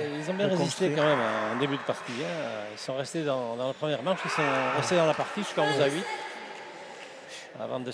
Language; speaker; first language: French; native; French